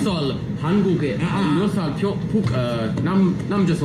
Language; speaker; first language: Korean; non-native, learner; English